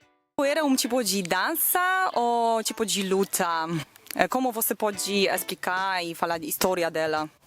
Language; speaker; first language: Portuguese; non-native, learner; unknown